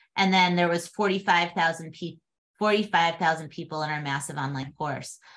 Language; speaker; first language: English; native; English